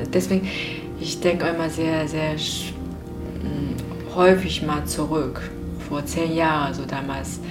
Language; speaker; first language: German; non-native, fluent; Chinese